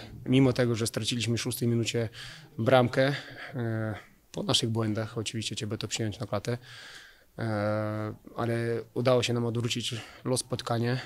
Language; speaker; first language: Polish; non-native, fluent; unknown